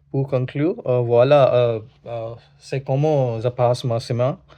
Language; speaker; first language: French; non-native, learner; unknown